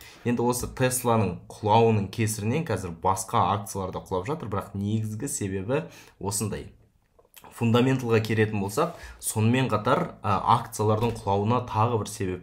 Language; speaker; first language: Kazakh; native; Kazakh